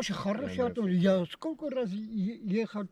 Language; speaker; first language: Russian; non-native, local second language; Armenian